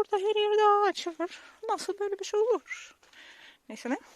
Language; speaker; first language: Turkish; non-native, learner; Russian